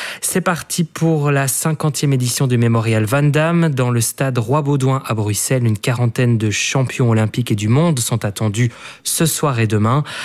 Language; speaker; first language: French; native; French